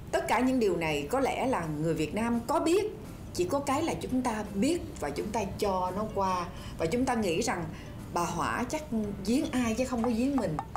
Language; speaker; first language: Vietnamese; native; Vietnamese